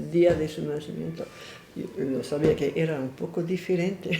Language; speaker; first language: Spanish; non-native, fluent; English